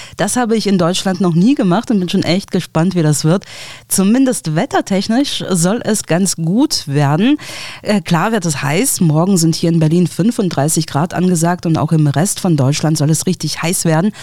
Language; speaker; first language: German; early bilingual, other home language; Russian